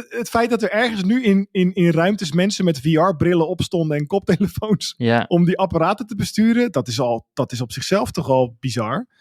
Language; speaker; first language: Dutch; native; Dutch